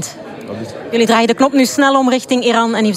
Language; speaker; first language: Dutch; native; Dutch